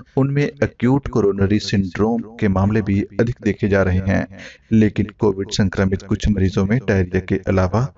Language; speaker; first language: Hindi; native; Hindi